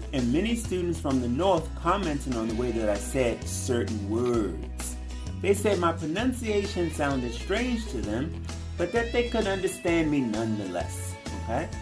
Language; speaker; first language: English; native; English